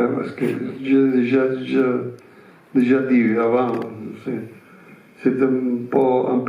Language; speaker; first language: French; non-native, fluent; Italian